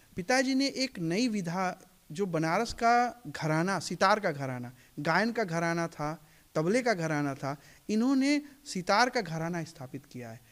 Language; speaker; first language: Hindi; native; Hindi